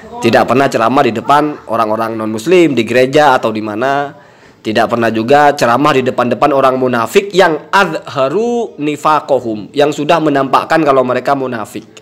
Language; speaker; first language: Indonesian; non-native, local second language; Madurese